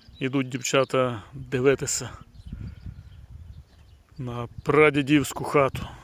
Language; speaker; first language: Ukrainian; native; Ukrainian